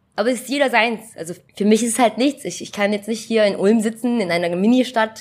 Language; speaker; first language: German; early bilingual, other home language; Vietnamese